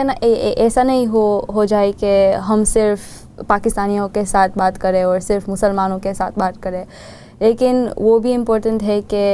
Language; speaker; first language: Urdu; non-native, learner; Gujarati